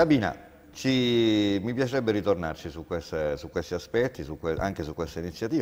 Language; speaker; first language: Italian; native; Italian